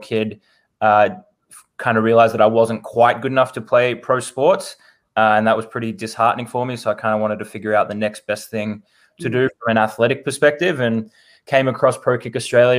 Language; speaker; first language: English; native; English